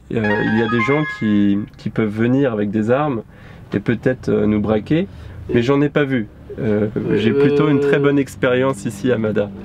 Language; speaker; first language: French; native; French